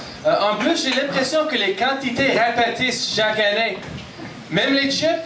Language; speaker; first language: French; non-native, local second language; English